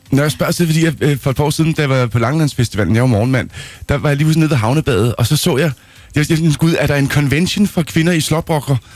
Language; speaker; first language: Danish; native; Danish